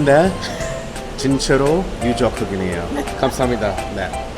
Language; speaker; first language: Korean; non-native, learner; English